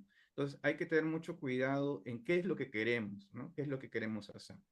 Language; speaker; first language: Spanish; native; Spanish